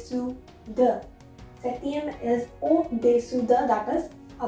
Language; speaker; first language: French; non-native, learner; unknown